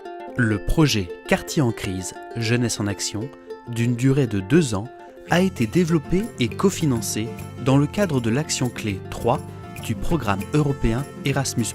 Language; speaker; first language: French; native; French